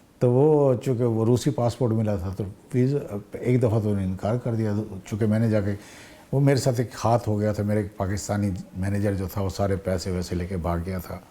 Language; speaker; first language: Urdu; native; Urdu